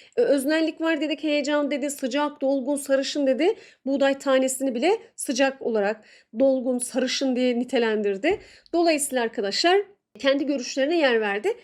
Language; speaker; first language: Turkish; native; Turkish